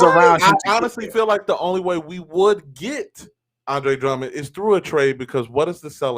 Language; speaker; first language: English; native; English